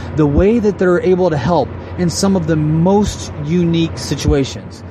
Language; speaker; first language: English; native; English